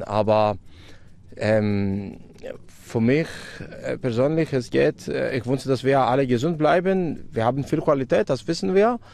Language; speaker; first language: German; non-native, fluent; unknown